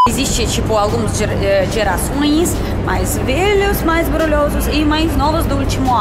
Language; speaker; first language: Portuguese; non-native, learner; Russian